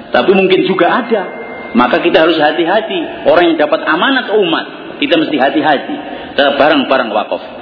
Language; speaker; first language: Indonesian; non-native, local second language; Javanese